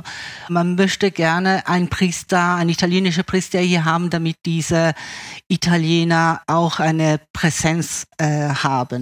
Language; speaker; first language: German; early bilingual, other home language; Italian